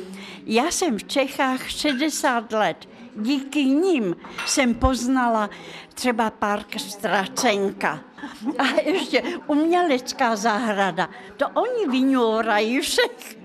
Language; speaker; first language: Czech; non-native, fluent; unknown